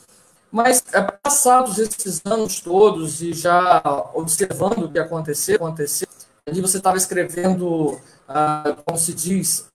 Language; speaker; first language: Portuguese; native; Portuguese